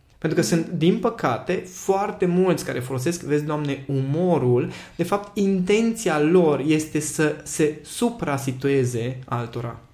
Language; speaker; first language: Romanian; non-native, local second language; Hungarian